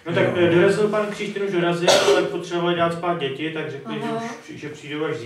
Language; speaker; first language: Czech; native; Czech